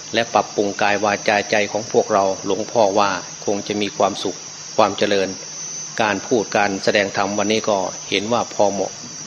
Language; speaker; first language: Thai; native; Thai